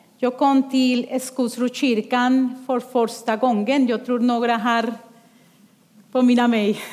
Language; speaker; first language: Swedish; non-native, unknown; Spanish